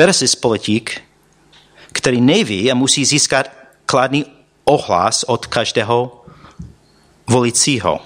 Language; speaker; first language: Czech; non-native, fluent; English